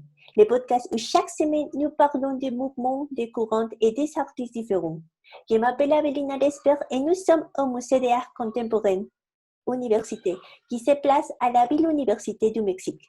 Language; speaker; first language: French; non-native, learner; Spanish